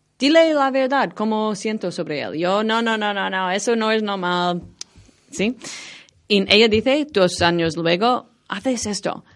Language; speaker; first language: Spanish; non-native, learner; English